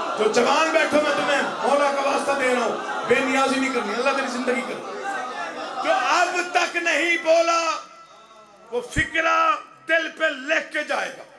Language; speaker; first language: Urdu; non-native, local second language; Saraiki